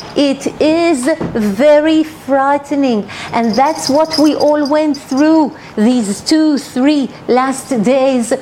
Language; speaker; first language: English; non-native, fluent; Hebrew